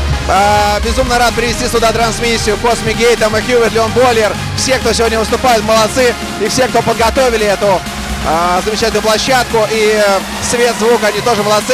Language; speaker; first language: Russian; native; Russian